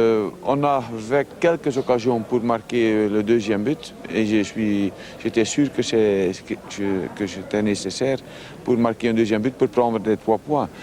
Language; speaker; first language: French; non-native, local second language; Dutch